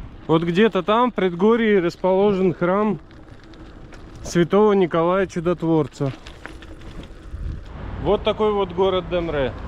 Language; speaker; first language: Russian; native; Russian